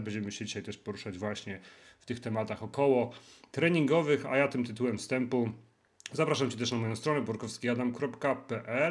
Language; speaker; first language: Polish; native; Polish